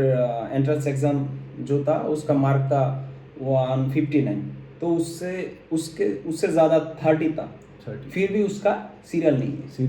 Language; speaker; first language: Hindi; non-native, fluent; Bangla